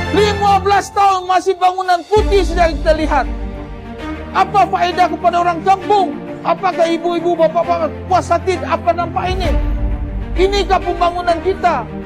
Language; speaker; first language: Malay; non-native, local second language; Chinese